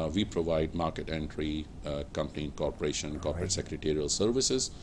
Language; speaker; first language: English; non-native, local second language; Urdu